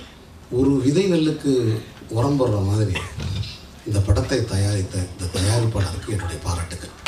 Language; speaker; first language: Tamil; native; Tamil